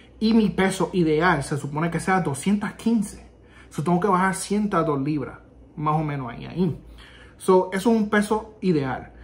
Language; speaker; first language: Spanish; native; Spanish